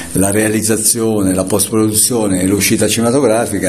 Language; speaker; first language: Italian; native; Italian